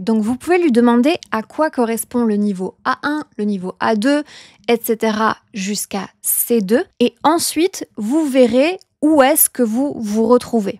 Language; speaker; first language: French; native; French